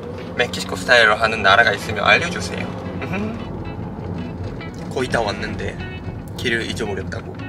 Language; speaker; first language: Korean; non-native, fluent; Japanese